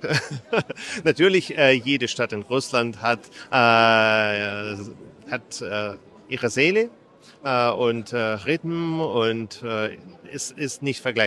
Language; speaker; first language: German; non-native, fluent; Russian